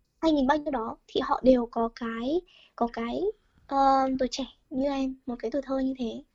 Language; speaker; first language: Vietnamese; early bilingual, heritage; Vietnamese